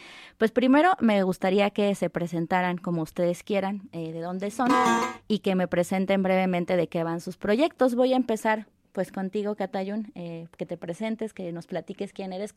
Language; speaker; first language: Spanish; native; Spanish